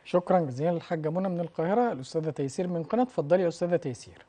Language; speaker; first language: Arabic; native; Arabic